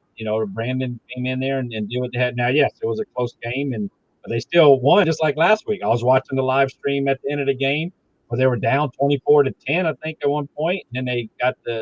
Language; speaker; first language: English; native; English